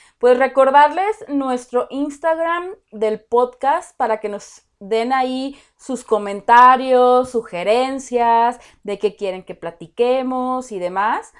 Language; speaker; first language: Spanish; native; Spanish